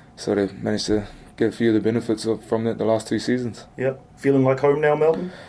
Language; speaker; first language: English; native; English